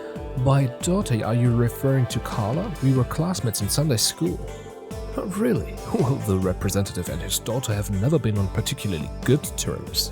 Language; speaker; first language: English; non-native, fluent; German